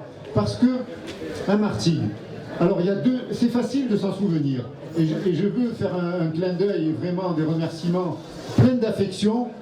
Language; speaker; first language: French; native; French